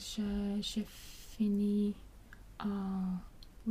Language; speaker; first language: French; non-native, learner; Swedish